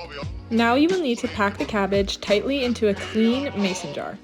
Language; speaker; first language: English; native; English